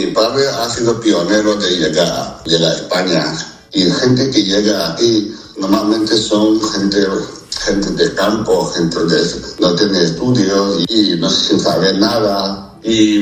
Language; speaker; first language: Spanish; non-native, fluent; Chinese